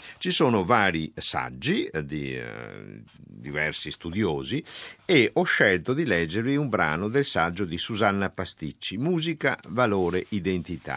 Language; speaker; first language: Italian; native; Italian